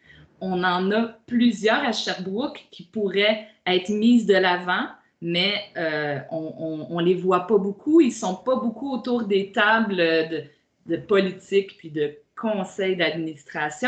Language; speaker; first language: French; native; French